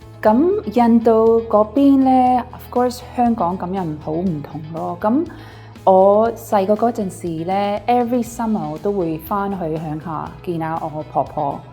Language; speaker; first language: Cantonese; non-native, local second language; Sindhi